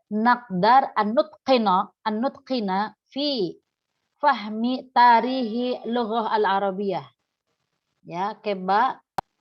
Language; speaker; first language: Arabic; non-native, learner; Indonesian